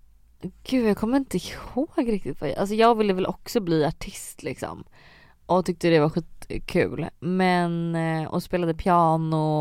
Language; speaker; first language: Swedish; native; Swedish